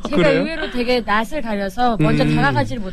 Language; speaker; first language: Korean; native; Korean